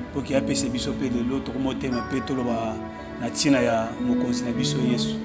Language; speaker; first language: Lingala; non-native, local second language; Luba-Lulua